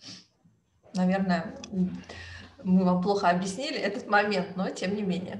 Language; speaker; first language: Russian; native; Russian